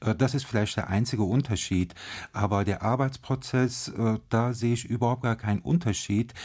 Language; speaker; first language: German; early bilingual, other home language; Turkish